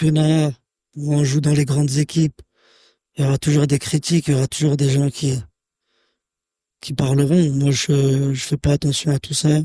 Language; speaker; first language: French; native; French